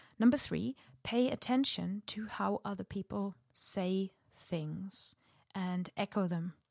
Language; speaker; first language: English; non-native, fluent; German